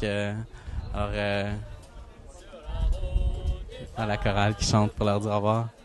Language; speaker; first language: French; native; French